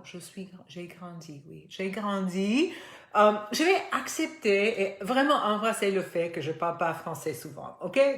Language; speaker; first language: French; non-native, fluent; Spanish